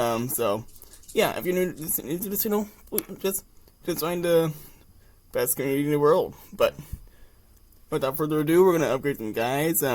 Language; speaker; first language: English; native; English